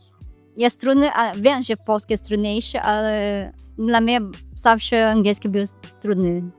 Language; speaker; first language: Polish; non-native, learner; Portuguese